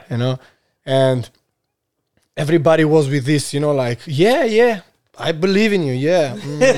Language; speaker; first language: English; non-native, fluent; Albanian